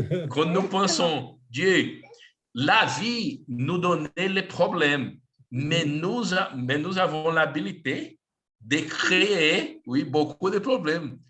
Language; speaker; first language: French; non-native, learner; Portuguese